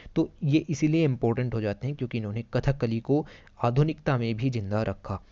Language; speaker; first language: Hindi; native; Hindi